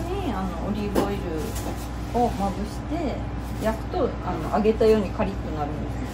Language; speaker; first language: Japanese; native; Japanese